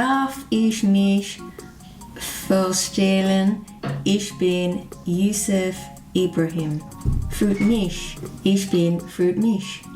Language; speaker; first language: German; non-native, learner; English